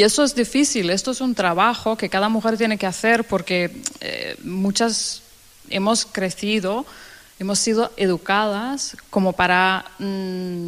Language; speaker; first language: Spanish; non-native, fluent; Danish